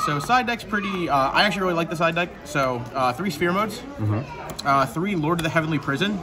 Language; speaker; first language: English; native; English